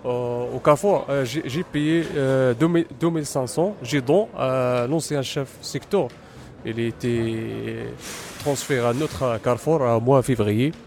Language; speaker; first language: French; non-native, learner; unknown